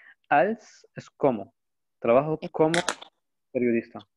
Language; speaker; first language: Spanish; non-native, fluent; Arabic